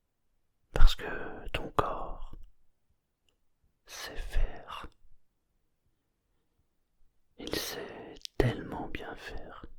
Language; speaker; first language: French; native; French